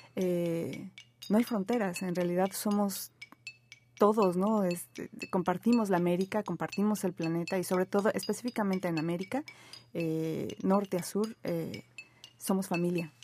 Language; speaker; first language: Spanish; native; Spanish